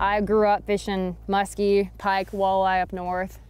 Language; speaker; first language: English; native; English